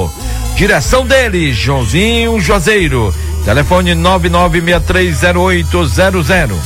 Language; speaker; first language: Portuguese; native; Portuguese